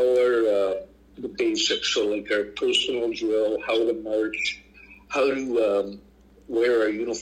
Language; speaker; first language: English; native; English